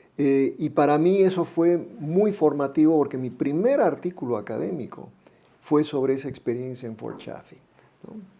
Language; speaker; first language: Spanish; native; Spanish